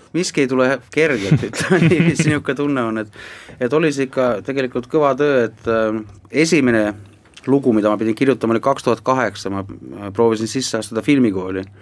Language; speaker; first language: Estonian; non-native, local second language; Finnish